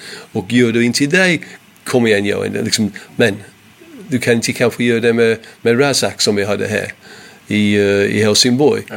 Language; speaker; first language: Swedish; non-native, fluent; English